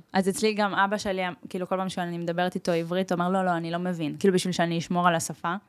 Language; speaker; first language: Hebrew; early bilingual, other home language; Russian